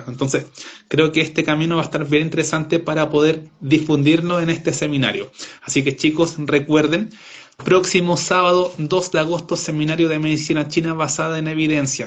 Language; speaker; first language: Spanish; native; Spanish